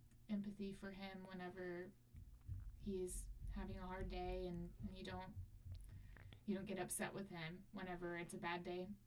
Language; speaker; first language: English; native; English